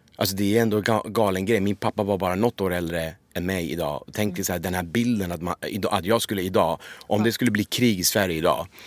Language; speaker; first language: Swedish; early bilingual, other home language; Persian